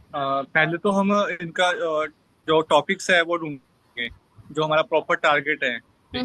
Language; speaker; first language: Hindi; native; Hindi